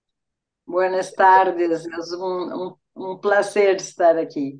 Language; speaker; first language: Spanish; non-native, fluent; Portuguese